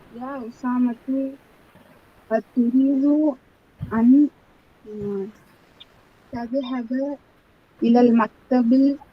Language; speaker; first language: Arabic; non-native, learner; Tamil